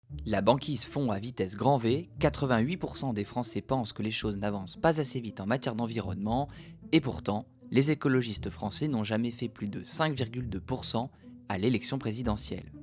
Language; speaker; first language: French; native; French